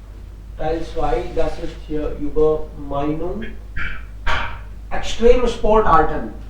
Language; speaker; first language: German; non-native, fluent; Hindi